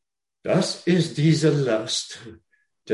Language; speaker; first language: German; non-native, fluent; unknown